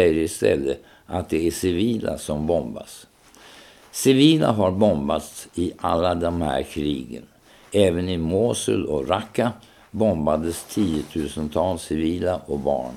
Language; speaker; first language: Swedish; native; Swedish